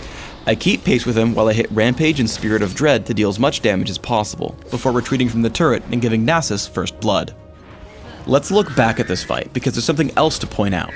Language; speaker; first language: English; native; English